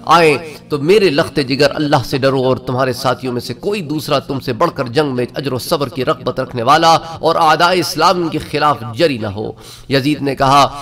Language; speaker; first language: Urdu; native; Urdu